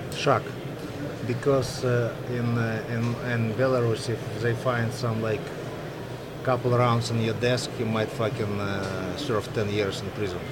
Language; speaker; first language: English; non-native, fluent; Russian